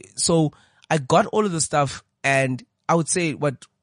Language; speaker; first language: English; non-native, local second language; Xhosa